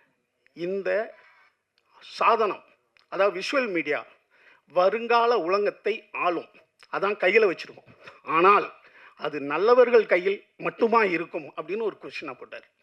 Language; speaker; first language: Tamil; native; Tamil